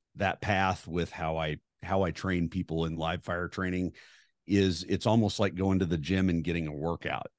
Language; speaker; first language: English; native; English